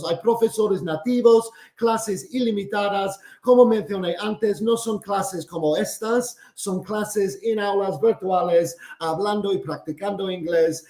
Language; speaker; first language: Spanish; non-native, fluent; English